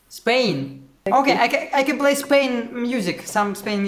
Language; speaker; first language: English; non-native, learner; Russian